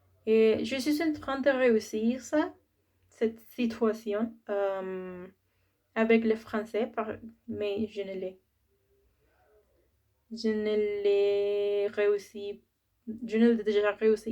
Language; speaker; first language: French; non-native, learner; Spanish